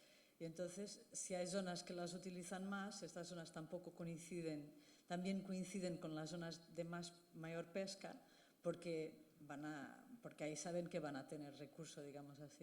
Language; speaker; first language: Spanish; non-native, fluent; Portuguese